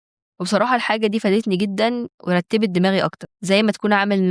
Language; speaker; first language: Arabic; native; Arabic